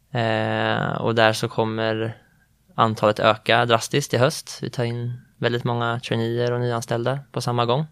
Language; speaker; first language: Swedish; native; Swedish